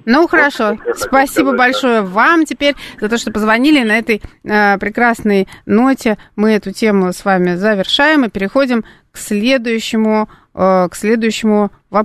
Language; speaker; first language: Russian; native; Russian